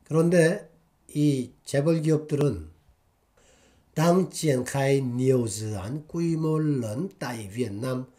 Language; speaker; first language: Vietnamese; non-native, fluent; Korean